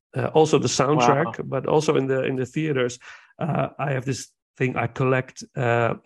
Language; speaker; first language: English; non-native, fluent; Dutch